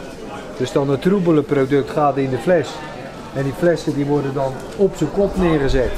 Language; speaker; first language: Dutch; native; Dutch